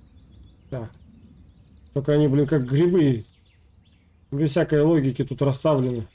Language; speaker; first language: Russian; native; Russian